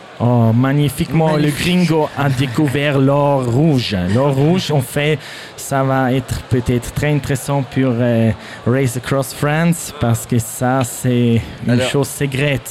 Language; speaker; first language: French; non-native, learner; German